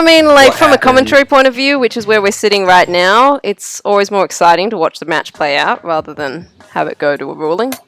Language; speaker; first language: English; native; English